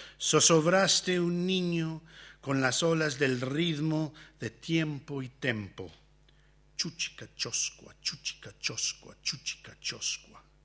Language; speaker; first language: Spanish; early bilingual, heritage; Spanish